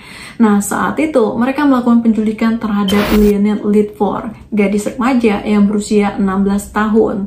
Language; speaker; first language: Indonesian; native; Indonesian